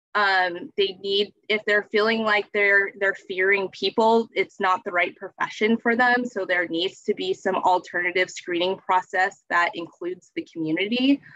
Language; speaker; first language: English; native; English